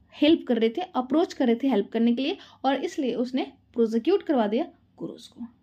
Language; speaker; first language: Hindi; native; Hindi